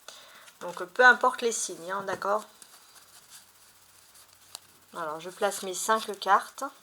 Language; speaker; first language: French; native; French